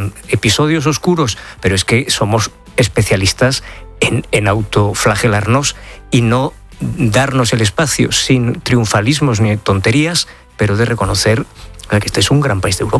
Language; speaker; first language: Spanish; native; Spanish